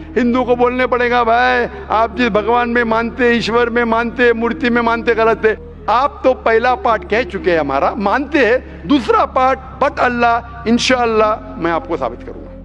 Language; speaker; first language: Hindi; non-native, local second language; Konkani